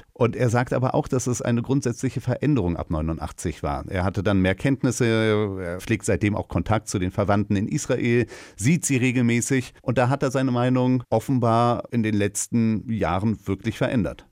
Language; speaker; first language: German; native; German